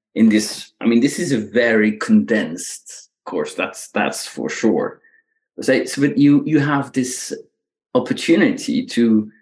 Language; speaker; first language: English; non-native, fluent; Dutch